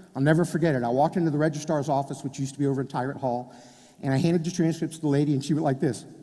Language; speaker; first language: English; native; English